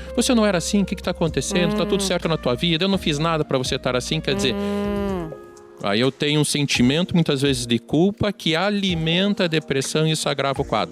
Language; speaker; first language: Portuguese; native; Portuguese